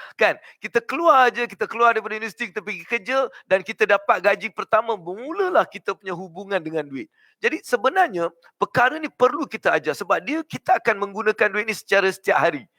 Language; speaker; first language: Malay; native; Malay